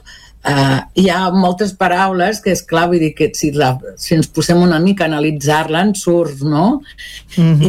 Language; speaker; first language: Catalan; non-native, local second language; Spanish